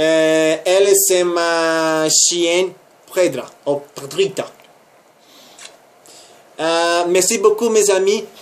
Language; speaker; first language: French; non-native, learner; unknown